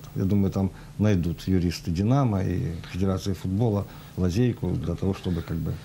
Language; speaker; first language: Russian; native; Russian